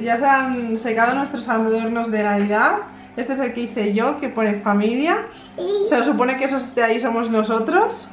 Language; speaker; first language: Spanish; native; Spanish